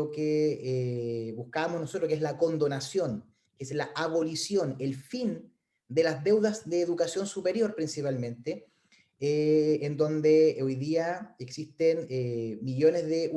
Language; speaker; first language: Spanish; native; Spanish